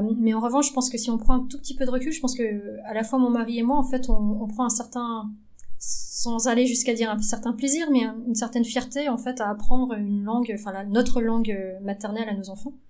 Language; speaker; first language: French; early bilingual, other home language; Vietnamese